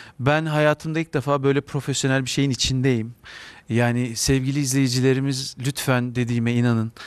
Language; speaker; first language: Turkish; native; Turkish